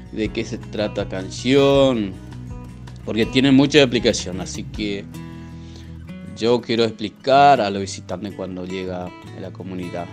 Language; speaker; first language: Spanish; non-native, local second language; Guarani